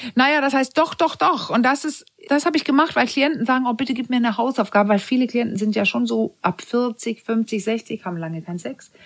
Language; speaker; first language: German; non-native, fluent; Danish